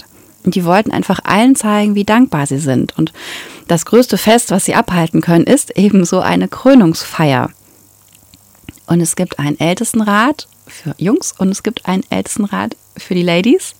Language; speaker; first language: German; native; German